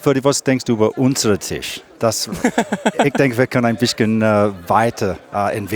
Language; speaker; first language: German; non-native, learner; English